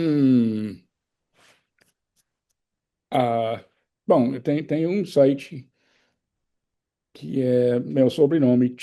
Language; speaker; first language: Portuguese; non-native, fluent; English